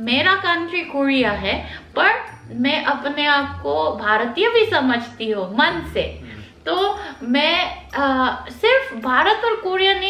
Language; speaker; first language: Hindi; non-native, learner; Korean